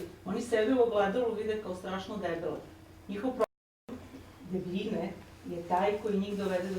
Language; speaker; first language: Bosnian; native; Bosnian